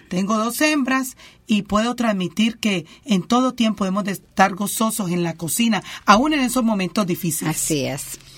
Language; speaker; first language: Spanish; native; Spanish